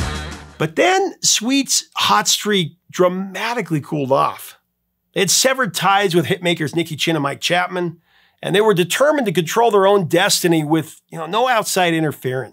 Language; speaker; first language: English; native; English